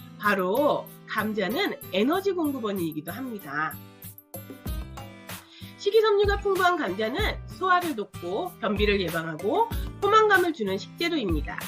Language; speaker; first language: Korean; native; Korean